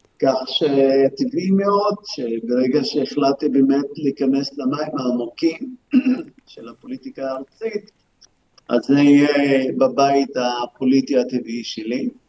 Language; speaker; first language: Hebrew; non-native, local second language; Arabic